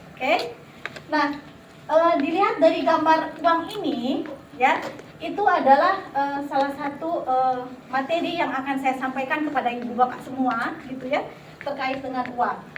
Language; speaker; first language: Indonesian; native; Indonesian